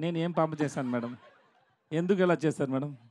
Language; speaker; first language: Telugu; non-native, learner; Tamil